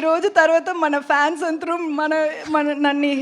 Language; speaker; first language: Telugu; non-native, learner; Tamil